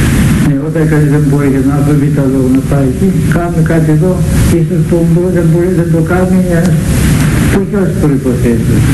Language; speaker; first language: Greek; native; Greek